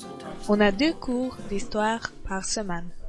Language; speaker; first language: French; non-native, learner; Hungarian